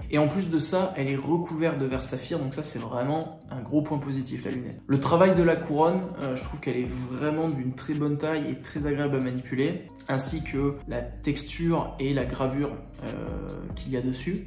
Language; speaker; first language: French; native; French